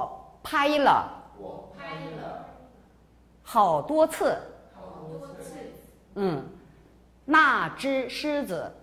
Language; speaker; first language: Chinese; non-native, fluent; Korean